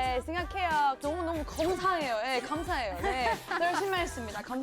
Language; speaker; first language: Korean; non-native, fluent; Chinese